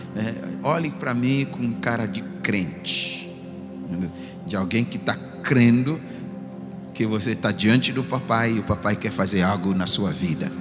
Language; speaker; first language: Portuguese; non-native, fluent; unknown